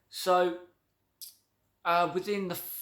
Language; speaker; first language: English; native; English